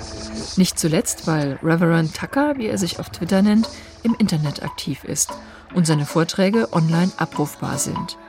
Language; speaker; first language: German; native; German